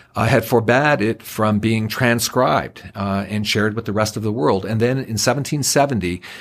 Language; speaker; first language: English; native; English